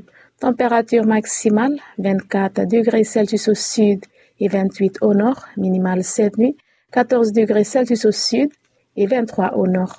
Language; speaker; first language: French; native; French